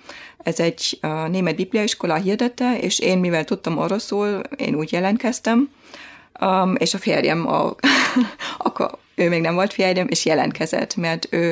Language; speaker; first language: Hungarian; non-native, fluent; German